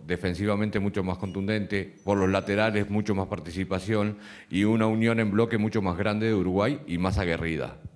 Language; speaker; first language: Spanish; native; Spanish